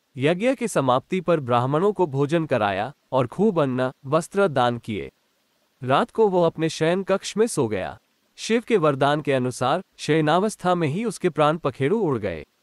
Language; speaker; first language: Hindi; non-native, local second language; Gujarati